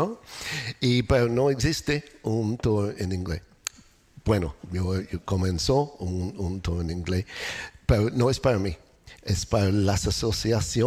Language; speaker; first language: Spanish; non-native, learner; English